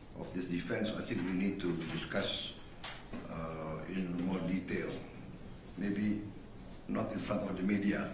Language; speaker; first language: English; non-native, fluent; Indonesian